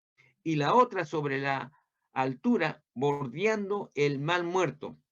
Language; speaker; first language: Spanish; native; Spanish